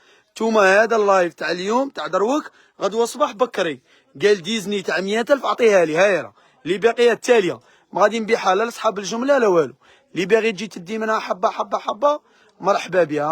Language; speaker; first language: Arabic; native; Arabic